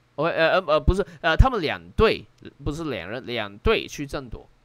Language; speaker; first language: Chinese; non-native, local second language; Cantonese